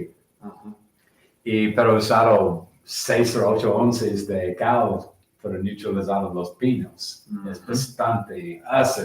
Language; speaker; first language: Spanish; non-native, learner; English